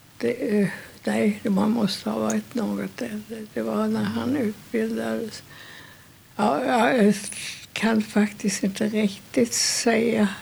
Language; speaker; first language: Swedish; non-native, fluent; German